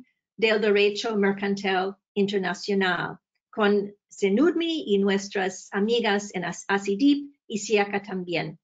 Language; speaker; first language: Spanish; non-native, fluent; English